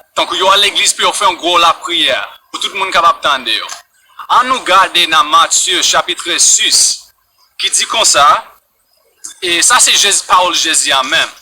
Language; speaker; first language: Haitian Creole; non-native, fluent; English